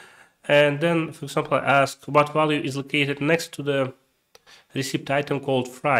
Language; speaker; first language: English; non-native, fluent; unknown